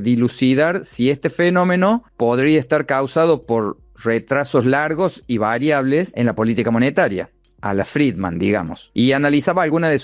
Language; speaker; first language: Spanish; native; Spanish